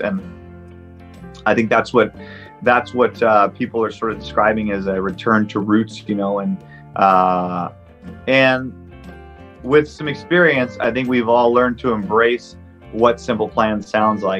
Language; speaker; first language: English; non-native, local second language; French